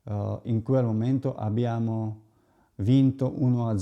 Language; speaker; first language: Italian; non-native, fluent; Slovak